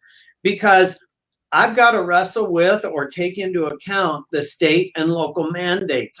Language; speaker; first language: English; native; English